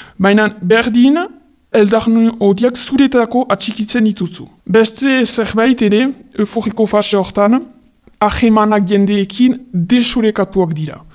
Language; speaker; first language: Basque; non-native, local second language; French